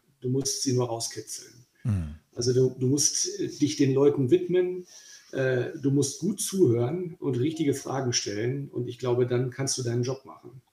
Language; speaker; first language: German; native; German